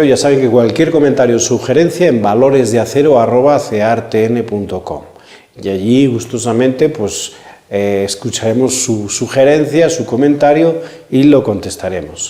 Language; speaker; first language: Spanish; native; Spanish